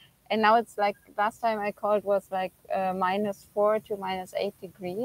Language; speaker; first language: English; non-native, fluent; German